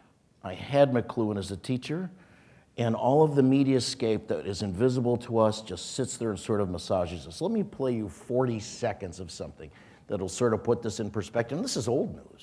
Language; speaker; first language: English; native; English